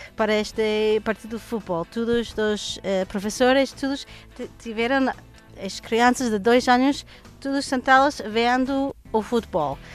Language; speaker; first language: Portuguese; non-native, learner; English